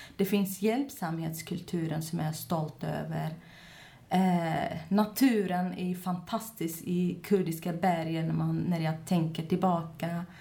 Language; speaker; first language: Swedish; non-native, fluent; Kurdish